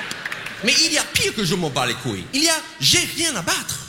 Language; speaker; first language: French; non-native, fluent; English